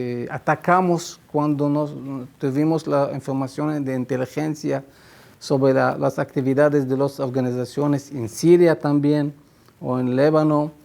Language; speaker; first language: Spanish; non-native, fluent; Hebrew